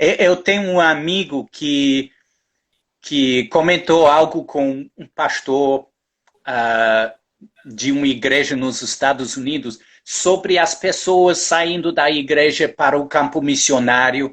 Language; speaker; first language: Portuguese; non-native, fluent; English